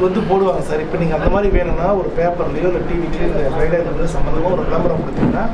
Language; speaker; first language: Tamil; native; Tamil